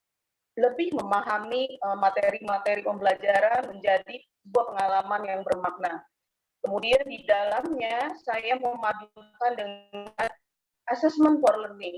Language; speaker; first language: Indonesian; native; Indonesian